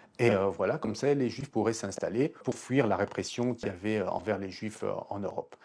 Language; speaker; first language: French; non-native, local second language; Lingala